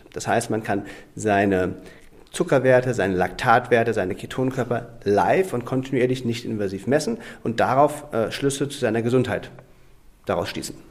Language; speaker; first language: German; native; German